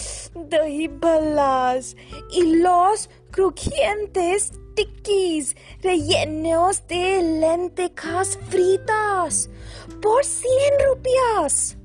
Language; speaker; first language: Spanish; non-native, learner; Hindi